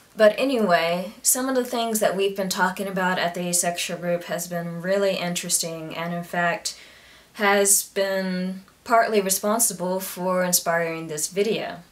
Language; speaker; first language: English; native; English